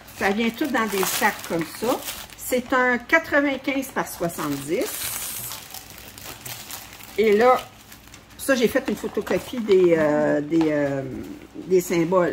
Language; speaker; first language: French; native; French